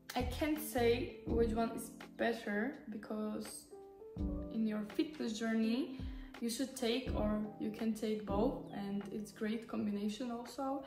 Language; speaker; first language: English; non-native, fluent; Slovak